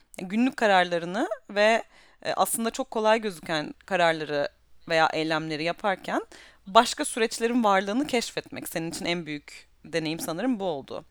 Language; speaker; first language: Turkish; native; Turkish